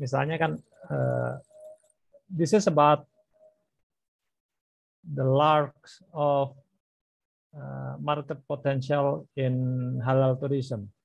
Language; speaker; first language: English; non-native, learner; Indonesian